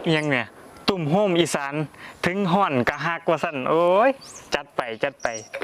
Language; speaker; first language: Thai; native; Thai